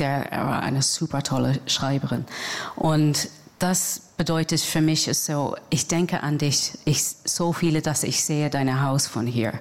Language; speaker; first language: German; non-native, fluent; English